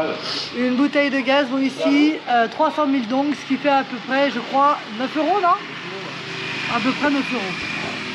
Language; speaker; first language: French; native; French